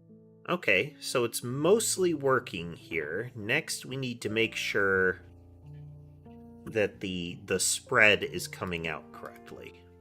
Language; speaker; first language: English; native; English